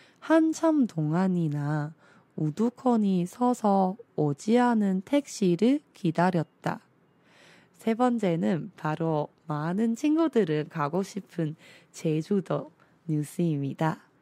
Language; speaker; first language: Korean; non-native, fluent; Chinese